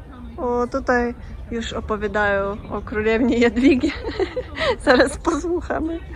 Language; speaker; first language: Polish; non-native, learner; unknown